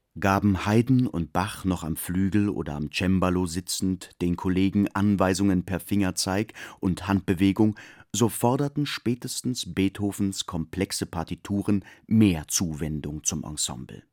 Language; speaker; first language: German; native; German